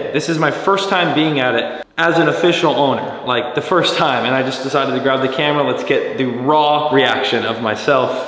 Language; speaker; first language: English; native; English